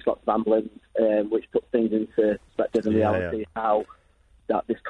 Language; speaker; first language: English; native; English